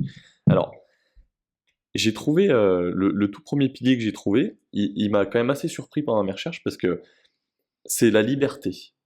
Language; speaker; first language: French; native; French